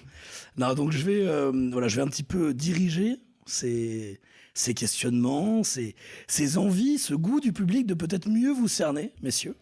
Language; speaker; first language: French; native; French